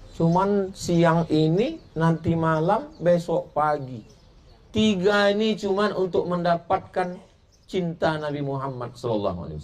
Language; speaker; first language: Indonesian; native; Indonesian